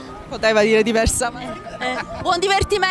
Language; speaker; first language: Italian; native; Italian